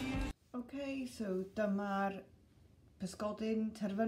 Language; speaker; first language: Welsh; non-native, local second language; English